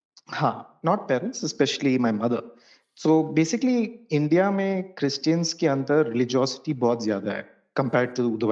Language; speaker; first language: Hindi; non-native, local second language; Malayalam